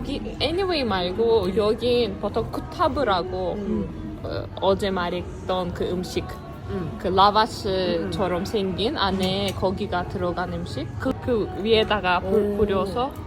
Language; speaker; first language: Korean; non-native, fluent; Azerbaijani